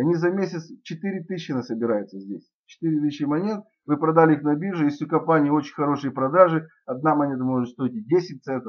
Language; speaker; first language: Russian; native; Russian